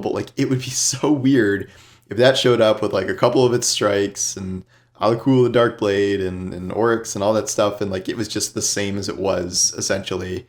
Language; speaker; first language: English; native; English